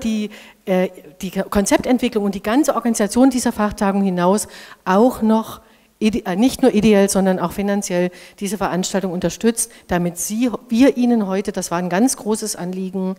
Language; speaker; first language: German; native; German